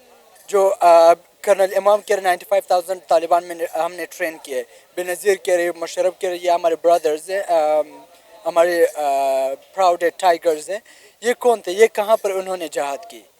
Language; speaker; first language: Hindi; non-native, local second language; Pashto